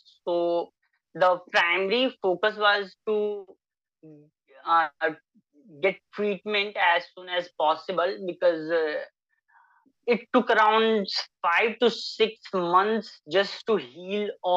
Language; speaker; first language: English; non-native, local second language; Hindi